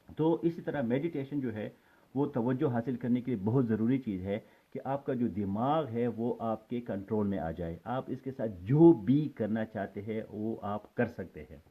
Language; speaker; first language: Urdu; non-native, local second language; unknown